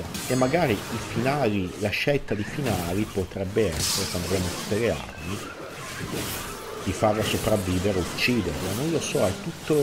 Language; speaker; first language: Italian; native; Italian